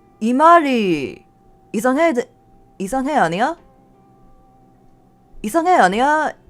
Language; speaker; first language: Korean; non-native, learner; English